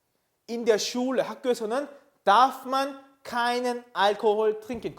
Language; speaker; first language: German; non-native, fluent; Korean